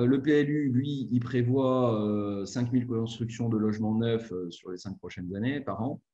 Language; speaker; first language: French; native; French